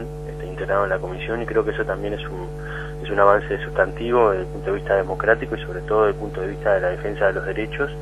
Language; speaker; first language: Spanish; native; Spanish